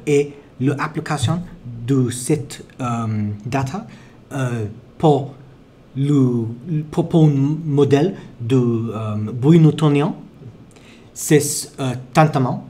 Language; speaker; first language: French; non-native, learner; English